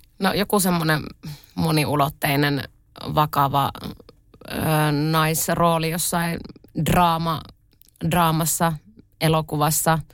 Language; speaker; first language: Finnish; early bilingual, other home language; Russian